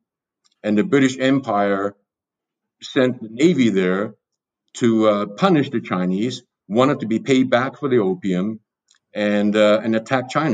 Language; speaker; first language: English; non-native, local second language; Cantonese